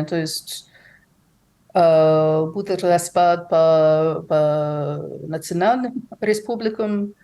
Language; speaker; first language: Russian; non-native, fluent; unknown